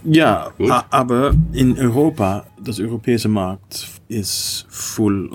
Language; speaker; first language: German; non-native, learner; Dutch